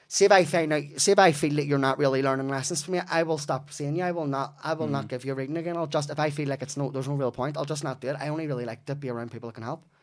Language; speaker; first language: English; native; English